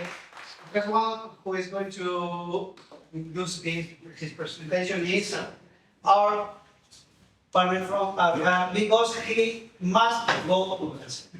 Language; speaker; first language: English; non-native, fluent; Spanish